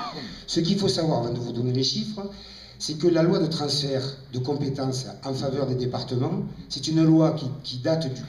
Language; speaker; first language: French; native; French